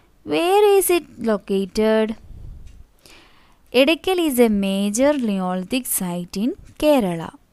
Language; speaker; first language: English; non-native, local second language; Malayalam